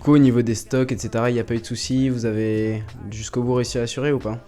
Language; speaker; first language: French; native; French